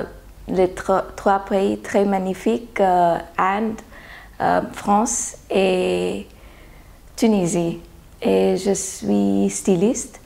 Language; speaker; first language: French; non-native, learner; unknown